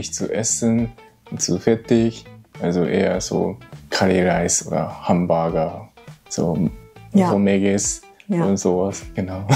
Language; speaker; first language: German; non-native, learner; Japanese